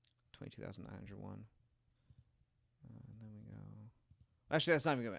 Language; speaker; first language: English; native; English